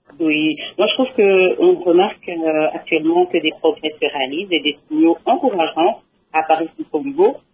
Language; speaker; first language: French; early bilingual, other home language; Lingala